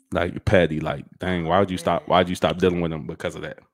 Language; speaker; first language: English; native; English